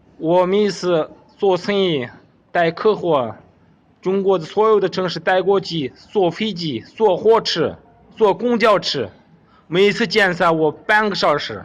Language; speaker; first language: Chinese; non-native, local second language; Kazakh